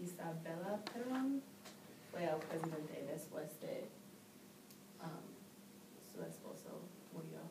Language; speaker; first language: Spanish; non-native, learner; English